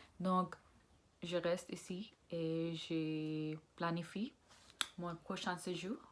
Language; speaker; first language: French; non-native, learner; Punjabi